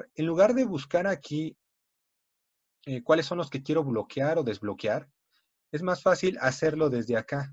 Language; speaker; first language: Spanish; native; Spanish